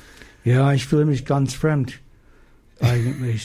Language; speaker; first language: German; non-native, learner; English